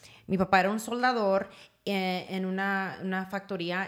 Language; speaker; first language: Spanish; early bilingual, heritage; Spanish